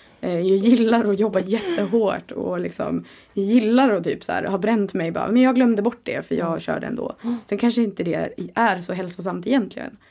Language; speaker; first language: Swedish; native; Swedish